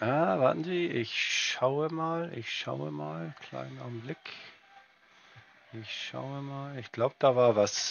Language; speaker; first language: German; native; German